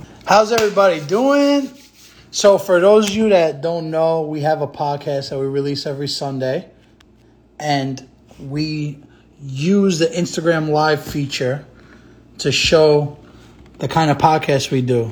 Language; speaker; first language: English; early bilingual, other home language; Italian